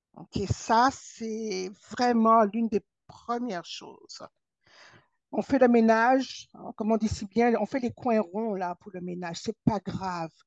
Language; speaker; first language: French; native; French